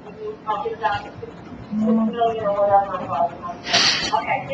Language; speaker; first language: English; native; English